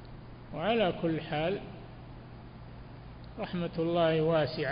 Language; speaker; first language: Arabic; native; Arabic